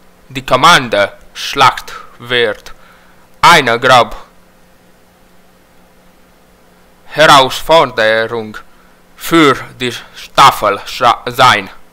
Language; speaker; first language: German; non-native, learner; Romanian